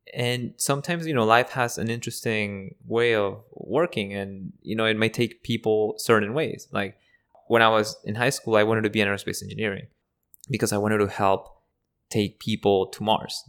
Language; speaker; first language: English; early bilingual, other home language; Spanish